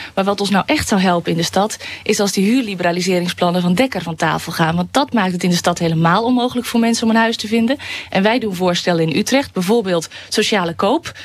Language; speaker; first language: Dutch; native; Dutch